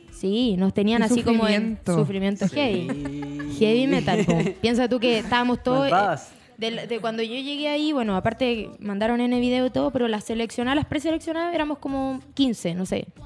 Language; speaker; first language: Spanish; native; Spanish